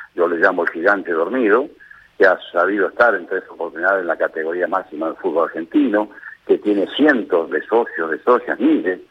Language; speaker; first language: Spanish; native; Spanish